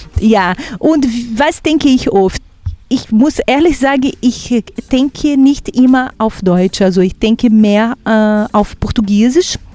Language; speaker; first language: German; non-native, fluent; Portuguese